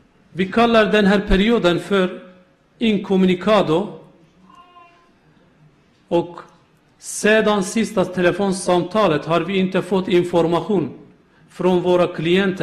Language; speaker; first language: Swedish; non-native, learner; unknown